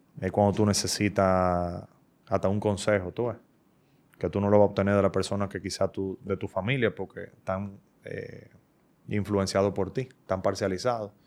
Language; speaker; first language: Spanish; native; Spanish